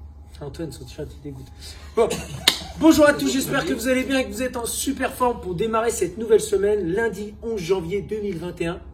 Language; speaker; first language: French; native; French